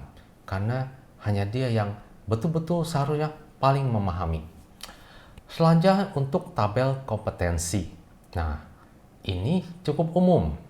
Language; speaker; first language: Indonesian; native; Indonesian